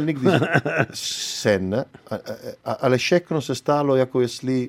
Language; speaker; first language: Czech; non-native, learner; Italian